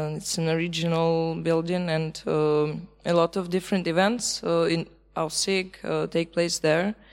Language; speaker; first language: English; non-native, fluent; Belarusian